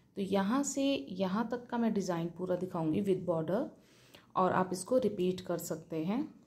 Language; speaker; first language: Hindi; native; Hindi